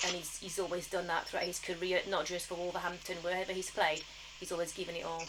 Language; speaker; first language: English; early bilingual, other home language; French